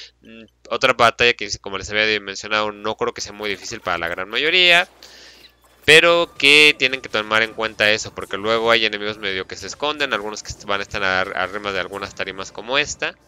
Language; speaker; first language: Spanish; native; Spanish